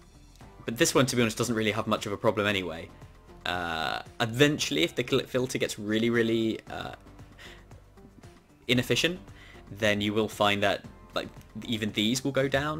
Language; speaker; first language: English; native; English